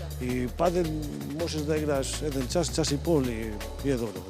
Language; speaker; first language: Macedonian; non-native, learner; Spanish